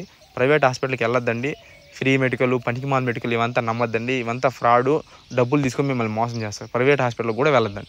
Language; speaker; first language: Telugu; native; Telugu